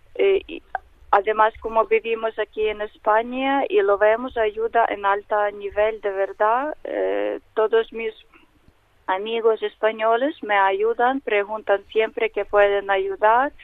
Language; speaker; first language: Spanish; non-native, learner; Ukrainian